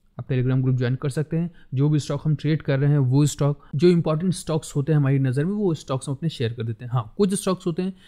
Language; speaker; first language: Hindi; native; Hindi